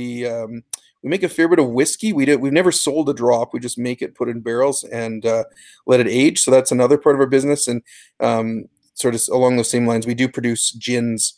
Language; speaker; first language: English; native; English